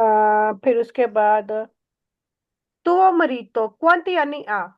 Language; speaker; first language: Italian; non-native, learner; Urdu